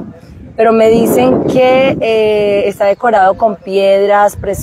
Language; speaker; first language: Spanish; native; Spanish